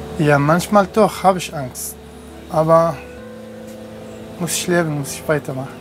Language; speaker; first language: German; non-native, learner; Arabic